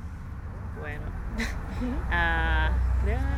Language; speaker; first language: Spanish; non-native, learner; English